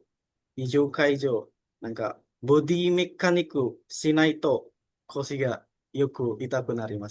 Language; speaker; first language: Japanese; non-native, learner; Indonesian